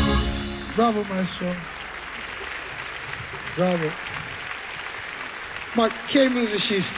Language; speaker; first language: Italian; non-native, fluent; English